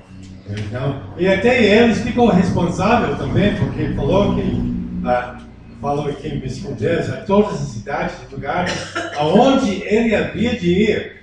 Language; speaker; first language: Portuguese; non-native, fluent; English